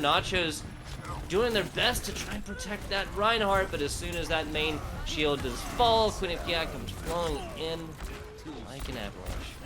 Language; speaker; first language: English; native; English